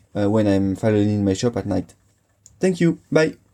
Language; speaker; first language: English; non-native, fluent; French